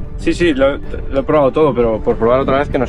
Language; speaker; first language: Spanish; native; Spanish